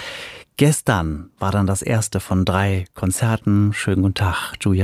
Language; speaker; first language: German; native; German